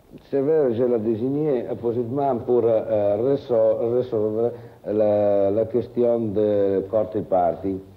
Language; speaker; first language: French; non-native, fluent; Italian